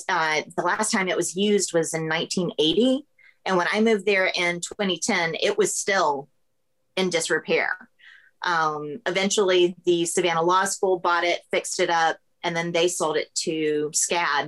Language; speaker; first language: English; native; English